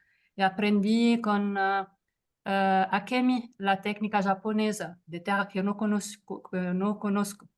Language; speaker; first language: Spanish; non-native, fluent; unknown